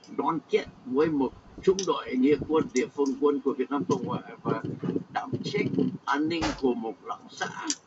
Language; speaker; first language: Vietnamese; non-native, fluent; English